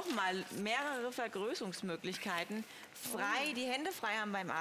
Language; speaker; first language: German; native; German